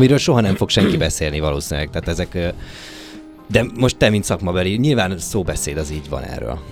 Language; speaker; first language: Hungarian; native; Hungarian